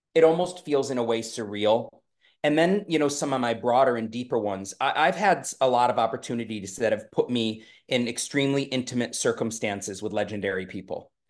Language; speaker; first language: English; native; English